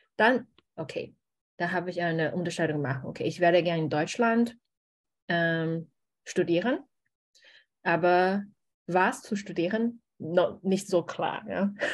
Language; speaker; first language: German; non-native, learner; Chinese